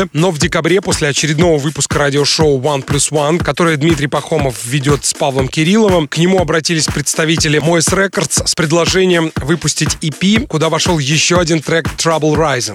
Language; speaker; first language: Russian; native; Russian